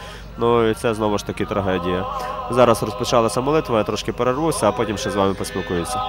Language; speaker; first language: Ukrainian; native; Ukrainian